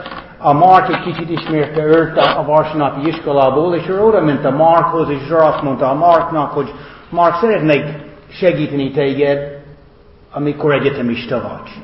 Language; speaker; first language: Hungarian; non-native, learner; English